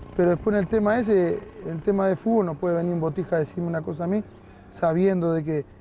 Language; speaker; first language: Spanish; native; Spanish